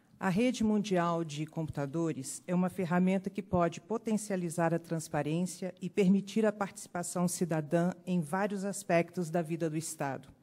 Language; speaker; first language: Portuguese; native; Portuguese